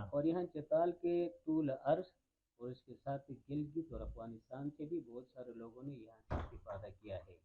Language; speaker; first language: Urdu; non-native, local second language; Khowar